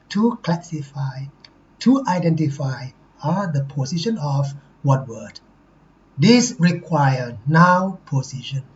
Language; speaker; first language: English; non-native, fluent; Thai